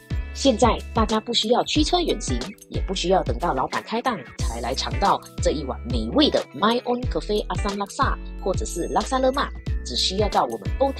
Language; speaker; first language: Chinese; native; Chinese